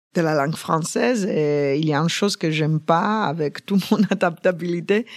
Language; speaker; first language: French; non-native, fluent; Greek